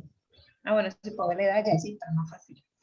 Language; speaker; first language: Spanish; native; Spanish